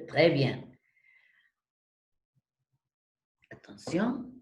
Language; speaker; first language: French; non-native, fluent; Spanish